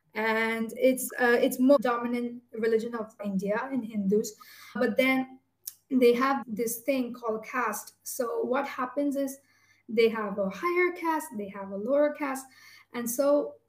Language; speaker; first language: English; non-native, local second language; Tamil